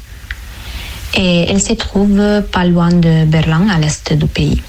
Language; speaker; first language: French; non-native, fluent; Italian